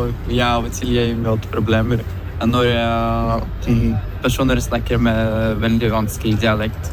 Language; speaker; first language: Norwegian; non-native, learner; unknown